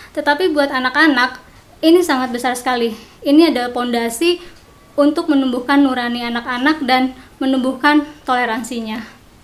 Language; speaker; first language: Indonesian; non-native, local second language; Sundanese